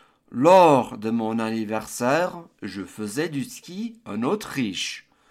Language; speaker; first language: French; non-native, fluent; English